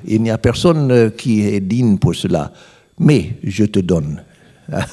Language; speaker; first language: French; non-native, learner; English